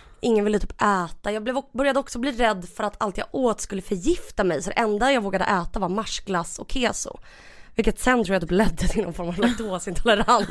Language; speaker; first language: Swedish; early bilingual, other home language; Russian